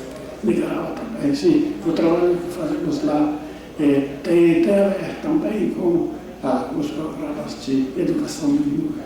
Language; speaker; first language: Portuguese; non-native, fluent; English